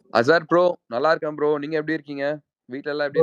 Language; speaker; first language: Tamil; native; Tamil